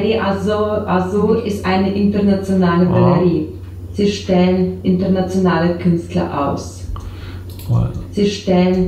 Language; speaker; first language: German; non-native, learner; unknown